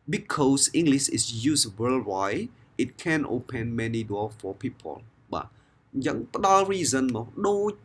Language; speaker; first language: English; non-native, fluent; Khmer